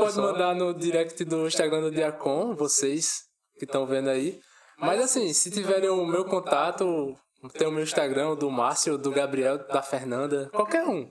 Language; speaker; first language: Portuguese; native; Portuguese